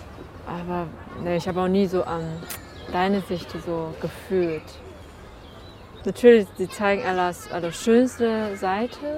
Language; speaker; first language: German; non-native, fluent; Chinese